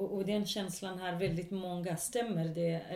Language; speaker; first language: Swedish; non-native, local second language; Kurdish